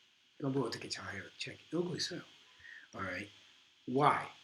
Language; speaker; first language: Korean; non-native, learner; English